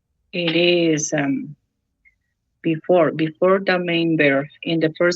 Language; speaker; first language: English; non-native, learner; Spanish